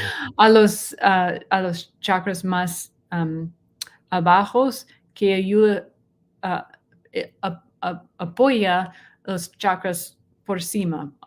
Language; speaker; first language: Spanish; non-native, learner; English